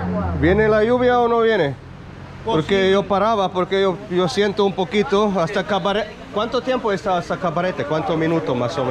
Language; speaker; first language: Spanish; non-native, learner; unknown